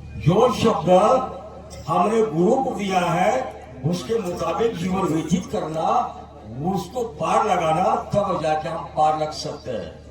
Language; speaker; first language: Hindi; non-native, local second language; Marathi